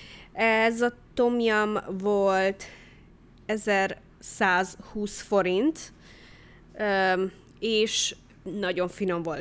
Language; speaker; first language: Hungarian; early bilingual, heritage; Hungarian